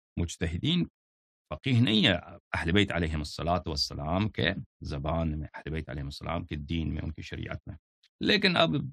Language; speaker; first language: Urdu; non-native, fluent; Persian